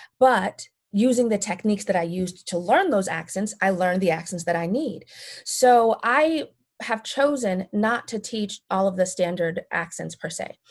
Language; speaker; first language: English; native; English